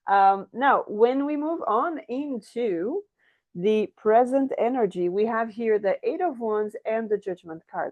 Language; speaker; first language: English; non-native, fluent; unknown